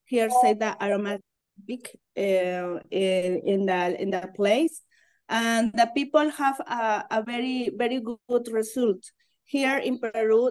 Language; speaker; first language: English; non-native, learner; Spanish